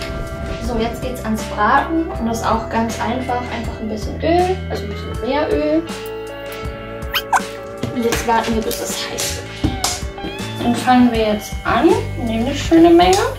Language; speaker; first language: German; native; German